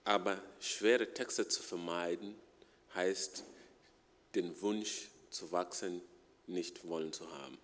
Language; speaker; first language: German; non-native, fluent; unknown